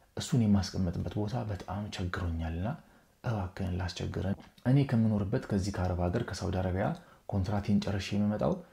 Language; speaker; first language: Amharic; native; Amharic